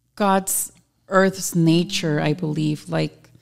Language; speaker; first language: English; early bilingual, other home language; Spanish